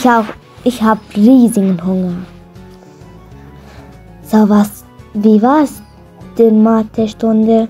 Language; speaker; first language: German; non-native, learner; Arabic